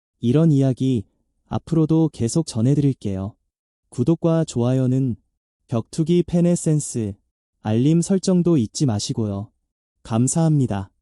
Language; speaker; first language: Korean; native; Korean